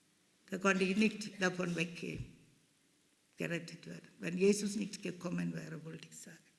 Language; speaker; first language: German; non-native, fluent; Malayalam